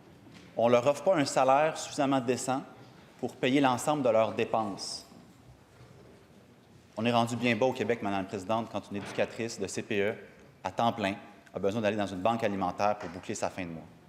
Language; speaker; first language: French; native; French